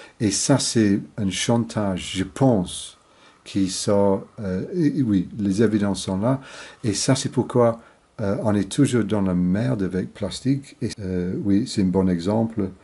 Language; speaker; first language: French; non-native, fluent; English